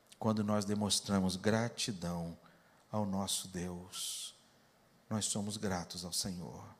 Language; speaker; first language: Portuguese; native; Portuguese